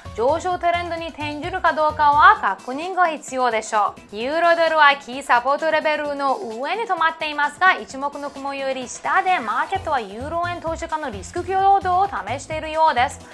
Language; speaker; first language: Japanese; non-native, fluent; Persian